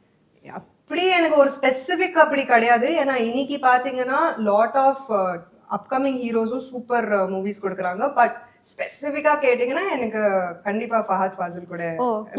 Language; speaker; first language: Tamil; non-native, local second language; Hindi